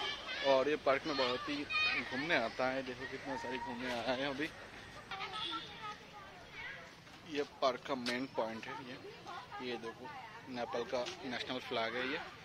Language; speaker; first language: Hindi; non-native, local second language; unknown